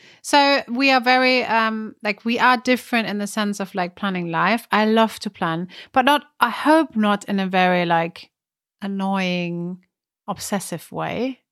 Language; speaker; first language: English; non-native, fluent; German